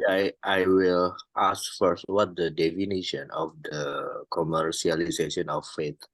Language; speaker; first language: English; non-native, fluent; Indonesian